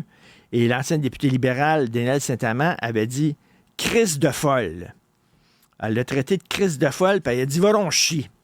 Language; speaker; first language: French; native; French